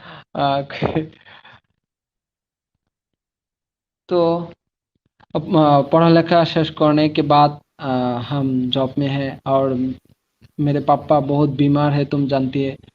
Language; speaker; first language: Hindi; non-native, learner; Bangla